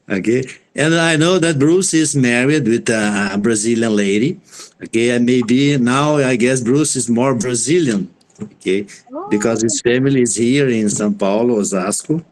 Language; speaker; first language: English; non-native, fluent; Portuguese